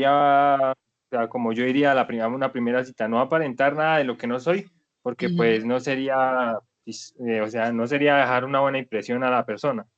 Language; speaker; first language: Spanish; native; Spanish